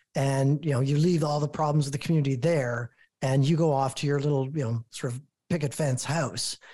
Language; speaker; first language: English; native; English